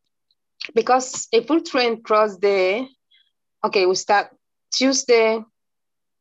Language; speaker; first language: English; non-native, local second language; Krio